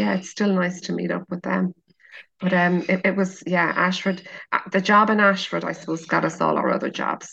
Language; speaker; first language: English; native; English